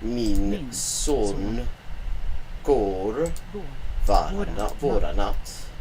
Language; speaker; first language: Swedish; non-native, learner; English